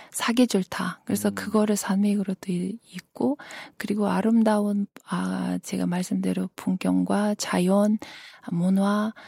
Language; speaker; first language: Korean; non-native, fluent; Kyrgyz